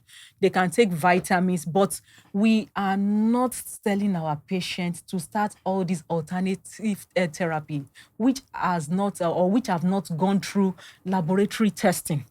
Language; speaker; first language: English; non-native, local second language; Yoruba